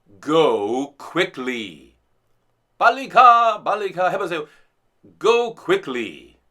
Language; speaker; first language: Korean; non-native, fluent; English